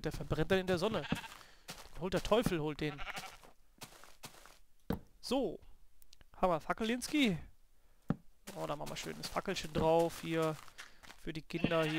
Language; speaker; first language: German; native; German